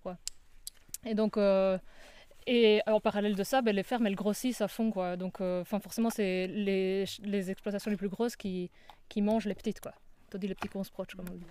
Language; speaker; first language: French; native; French